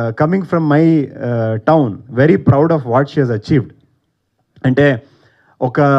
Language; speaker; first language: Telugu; non-native, learner; Kannada